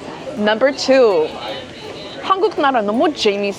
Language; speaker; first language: Korean; non-native, learner; English